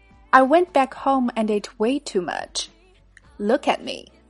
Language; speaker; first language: English; non-native, fluent; Chinese